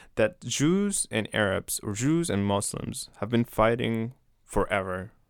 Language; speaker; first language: English; non-native, fluent; Arabic